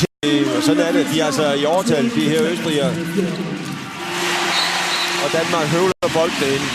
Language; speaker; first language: Danish; native; Danish